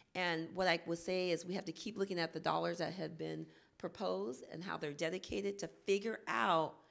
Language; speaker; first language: English; native; English